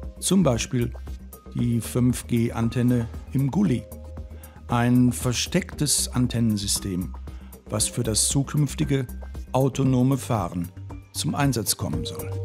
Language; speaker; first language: German; native; German